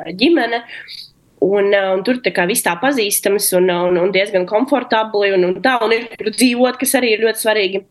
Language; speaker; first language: Latvian; non-native, local second language; Russian